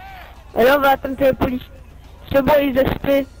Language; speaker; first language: French; native; French